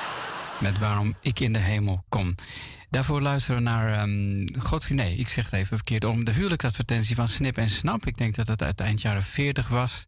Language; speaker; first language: Dutch; native; Dutch